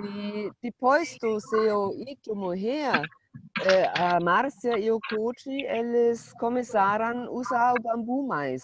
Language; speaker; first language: Portuguese; non-native, fluent; German